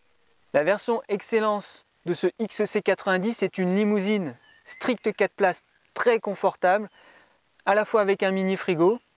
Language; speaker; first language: French; native; French